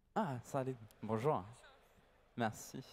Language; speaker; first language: French; non-native, learner; English